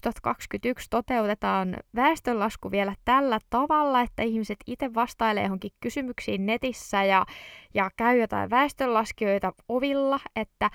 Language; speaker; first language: Finnish; native; Finnish